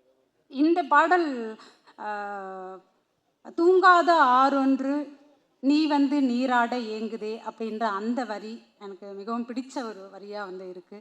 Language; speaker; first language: Tamil; native; Tamil